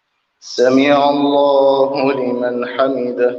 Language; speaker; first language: Arabic; native; Arabic